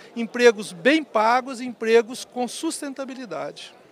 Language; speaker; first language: Portuguese; native; Portuguese